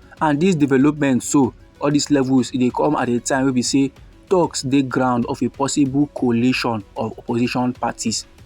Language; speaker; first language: Nigerian Pidgin; native; Nigerian Pidgin